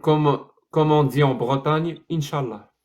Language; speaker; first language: French; native; French